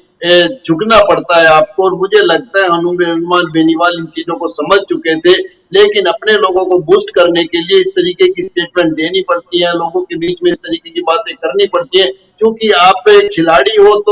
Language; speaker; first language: Hindi; native; Hindi